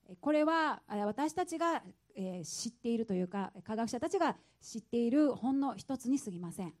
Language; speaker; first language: Japanese; native; Japanese